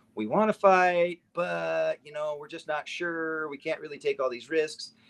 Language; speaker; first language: English; native; English